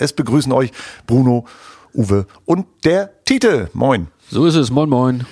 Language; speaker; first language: German; native; German